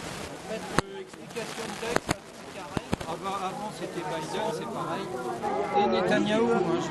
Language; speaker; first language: French; native; French